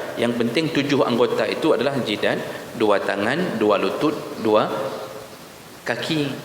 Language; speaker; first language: Malay; non-native, local second language; Achinese